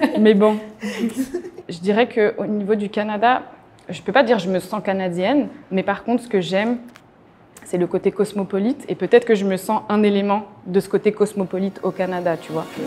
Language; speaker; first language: French; native; French